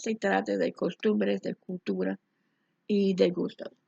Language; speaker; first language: Spanish; non-native, fluent; English